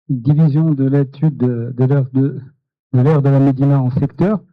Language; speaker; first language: French; non-native, local second language; Arabic